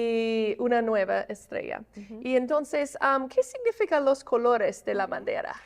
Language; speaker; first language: Spanish; non-native, fluent; English